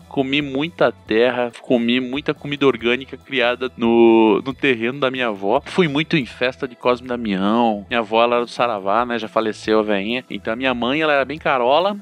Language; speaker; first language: Portuguese; native; Portuguese